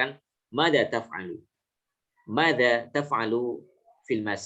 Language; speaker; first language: Arabic; non-native, fluent; Indonesian